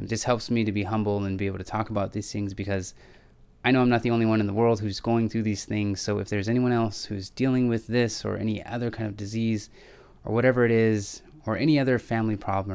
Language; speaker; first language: English; native; English